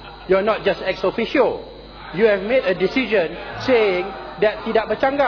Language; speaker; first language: English; non-native, local second language; Malay